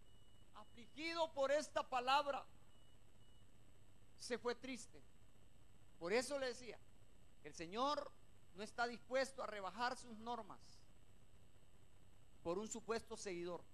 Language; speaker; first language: Spanish; native; Spanish